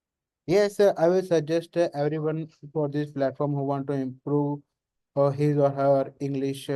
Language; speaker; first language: English; non-native, learner; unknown